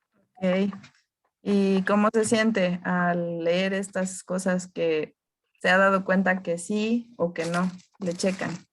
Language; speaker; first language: Spanish; native; Spanish